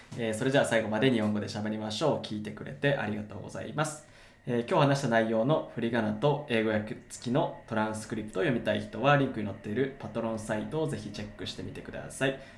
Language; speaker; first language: Japanese; native; Japanese